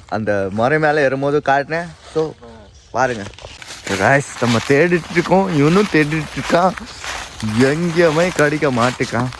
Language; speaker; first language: Tamil; non-native, learner; Nepali